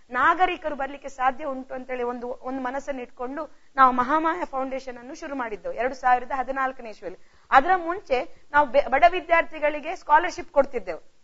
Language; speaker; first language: Kannada; non-native, local second language; Konkani